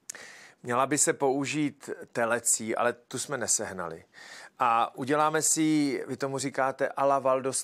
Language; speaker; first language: Czech; native; Czech